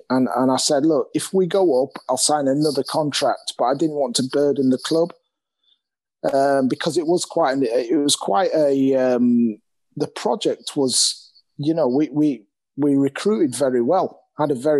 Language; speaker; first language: English; native; English